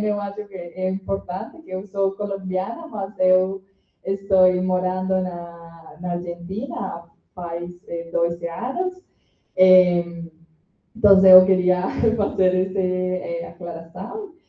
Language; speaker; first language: Portuguese; non-native, learner; Spanish